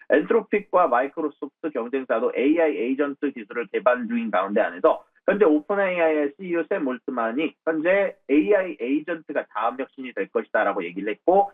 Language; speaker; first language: Korean; native; Korean